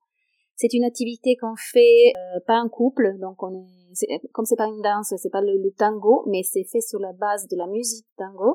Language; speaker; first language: French; non-native, fluent; Italian